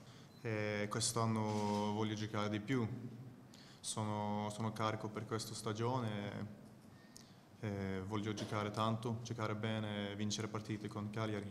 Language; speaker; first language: Italian; non-native, fluent; Swedish